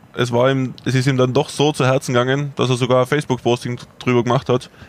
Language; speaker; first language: German; native; German